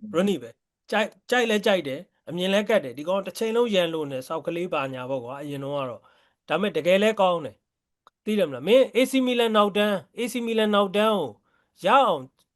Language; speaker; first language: Burmese; native; Burmese